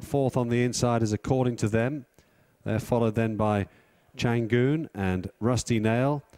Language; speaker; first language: English; native; English